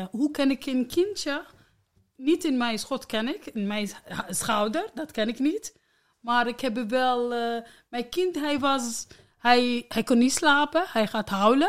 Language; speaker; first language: Dutch; non-native, learner; Arabic